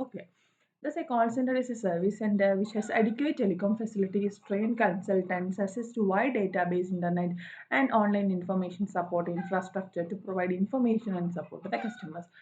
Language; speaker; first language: English; non-native, local second language; Malayalam